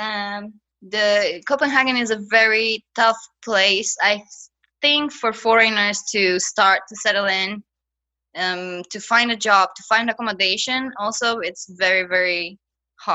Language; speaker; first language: English; non-native, fluent; Romanian